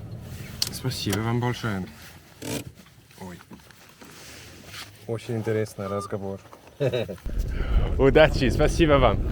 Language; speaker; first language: Russian; non-native, learner; English